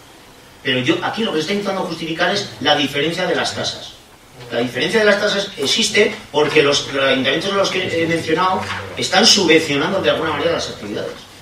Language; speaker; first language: Spanish; native; Spanish